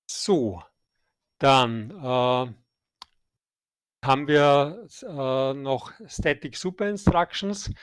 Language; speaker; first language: German; native; German